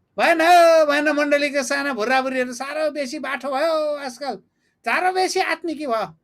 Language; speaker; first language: Nepali; native; Nepali